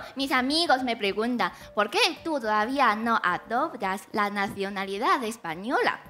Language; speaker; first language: Spanish; non-native, fluent; Chinese